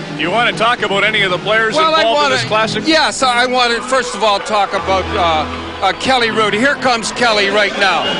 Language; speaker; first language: English; native; English